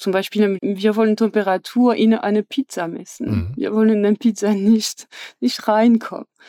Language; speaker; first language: German; non-native, fluent; French